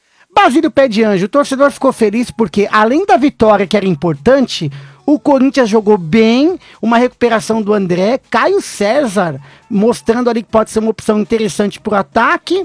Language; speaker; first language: Portuguese; native; Portuguese